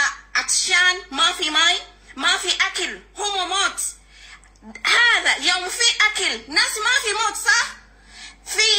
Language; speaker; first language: Arabic; non-native, learner; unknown